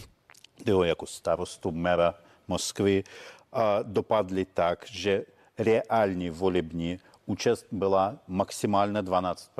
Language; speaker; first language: Czech; non-native, fluent; Russian